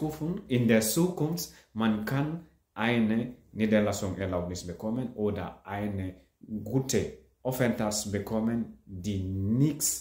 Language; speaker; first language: German; non-native, learner; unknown